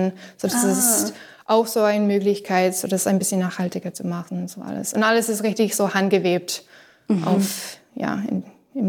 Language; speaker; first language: German; non-native, learner; English